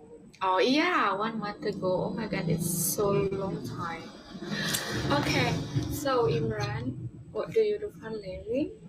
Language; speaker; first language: English; non-native, learner; Indonesian